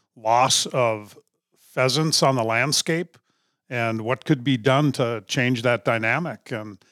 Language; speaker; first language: English; native; English